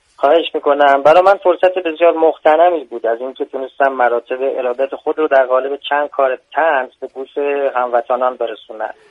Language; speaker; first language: Persian; native; Persian